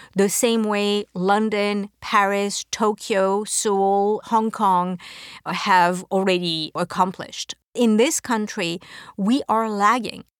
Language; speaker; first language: English; non-native, fluent; French